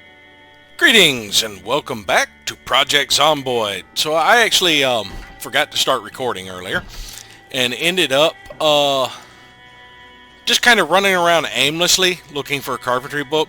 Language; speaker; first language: English; native; English